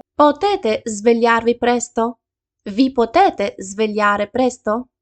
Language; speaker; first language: Italian; non-native, fluent; Ukrainian